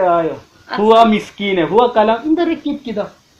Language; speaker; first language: Arabic; non-native, learner; Malayalam